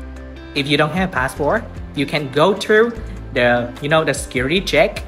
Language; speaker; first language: English; non-native, fluent; Vietnamese